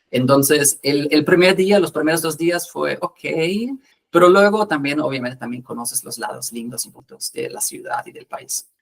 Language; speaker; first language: Spanish; non-native, fluent; German